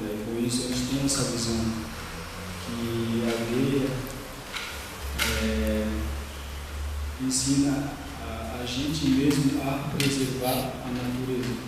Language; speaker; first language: Portuguese; non-native, local second language; Guarani